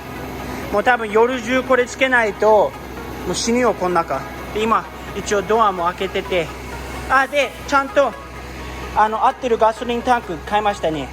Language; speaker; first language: Japanese; early bilingual, heritage; Japanese